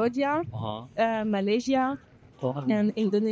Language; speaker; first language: English; non-native, learner; French